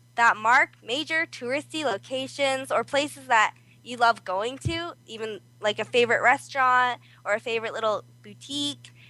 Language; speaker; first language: English; early bilingual, other home language; Korean